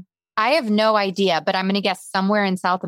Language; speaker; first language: English; native; English